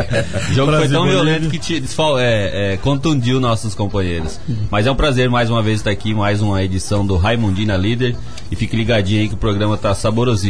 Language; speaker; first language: Portuguese; native; Portuguese